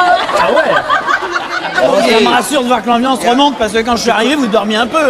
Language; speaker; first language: French; native; French